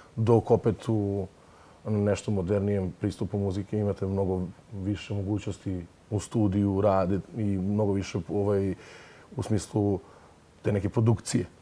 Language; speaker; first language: Serbian; native; Serbian